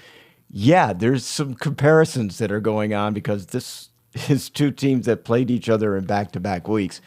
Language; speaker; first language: English; native; English